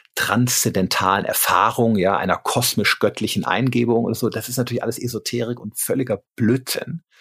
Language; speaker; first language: German; native; German